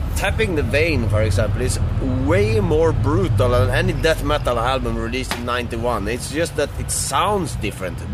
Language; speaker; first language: English; non-native, fluent; Swedish